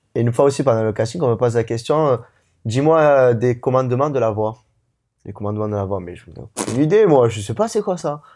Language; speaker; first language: French; native; French